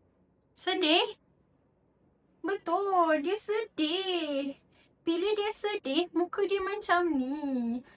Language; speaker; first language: Malay; native; Malay